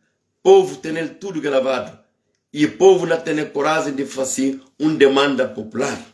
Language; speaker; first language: Portuguese; non-native, local second language; Upper Guinea Crioulo